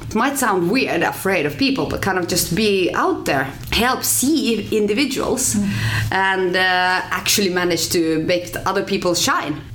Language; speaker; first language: English; non-native, fluent; Finnish